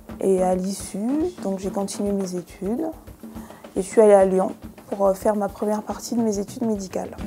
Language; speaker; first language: French; early bilingual, other home language; Lingala